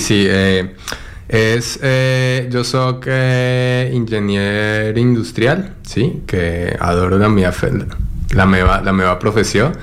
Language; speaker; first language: Catalan; non-native, learner; Spanish